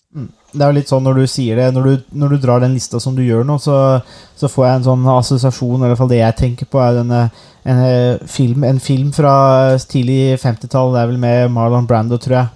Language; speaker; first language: Norwegian; native; Norwegian